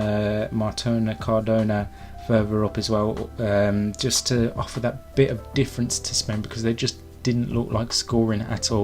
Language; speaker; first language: English; native; English